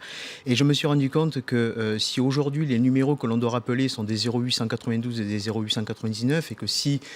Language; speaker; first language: French; native; French